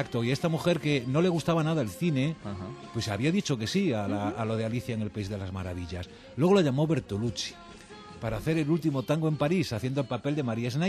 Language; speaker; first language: Spanish; native; Spanish